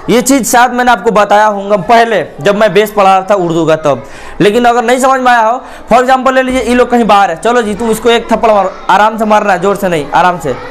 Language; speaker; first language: Hindi; native; Hindi